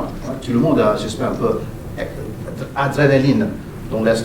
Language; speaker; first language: French; non-native, fluent; English